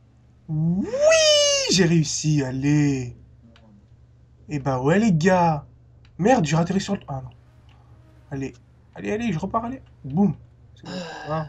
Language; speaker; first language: French; native; French